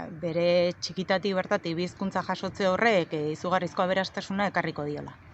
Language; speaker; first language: Basque; non-native, local second language; Spanish